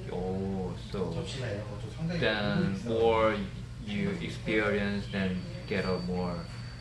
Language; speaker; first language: English; non-native, learner; Korean